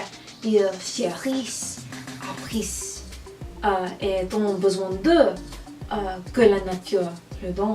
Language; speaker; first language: French; non-native, learner; English